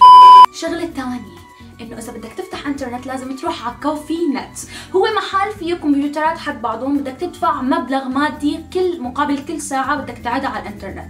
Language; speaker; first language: Arabic; native; Arabic